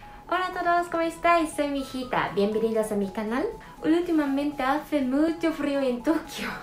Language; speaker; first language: Spanish; non-native, fluent; Japanese